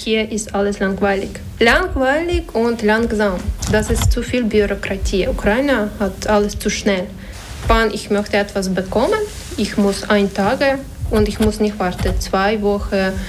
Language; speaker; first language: German; non-native, learner; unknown